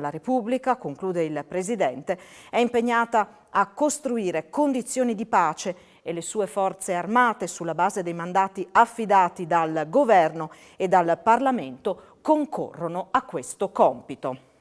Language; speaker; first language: Italian; native; Italian